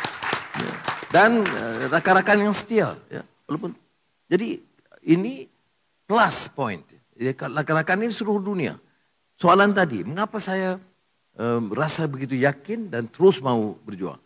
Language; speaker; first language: Malay; native; Malay